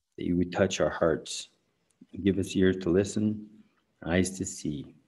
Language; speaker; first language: English; native; English